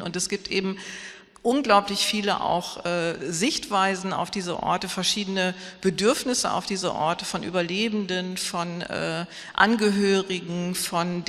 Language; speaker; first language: German; native; German